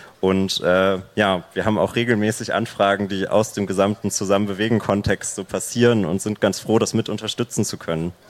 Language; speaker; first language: German; native; German